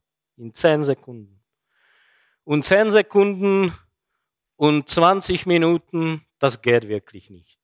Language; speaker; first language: German; non-native, fluent; Czech